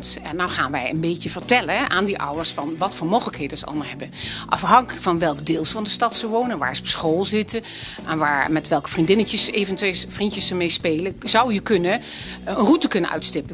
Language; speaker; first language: Dutch; native; Dutch